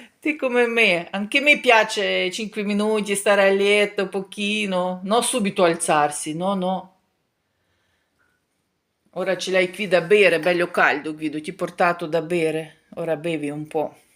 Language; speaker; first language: Italian; non-native, learner; Ukrainian